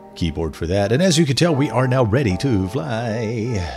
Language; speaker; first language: English; native; English